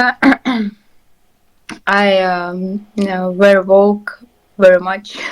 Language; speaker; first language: English; non-native, learner; Russian